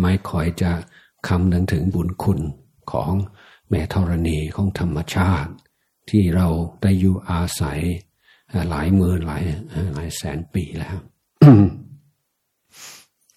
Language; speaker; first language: Thai; non-native, fluent; English